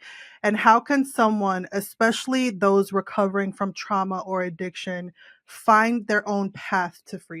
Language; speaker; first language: English; native; English